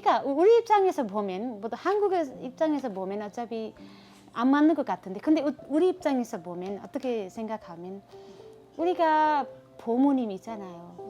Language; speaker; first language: Korean; non-native, learner; Nepali